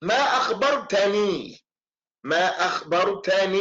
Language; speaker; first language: Arabic; non-native, fluent; English